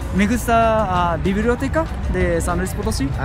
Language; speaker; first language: Spanish; non-native, learner; Japanese